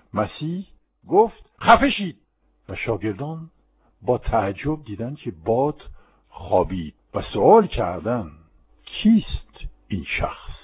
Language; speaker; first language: Persian; non-native, fluent; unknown